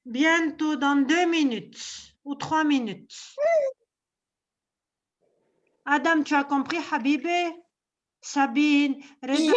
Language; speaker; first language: French; non-native, local second language; Arabic